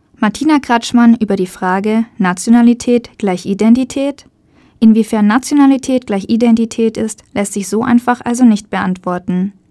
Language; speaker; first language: German; native; German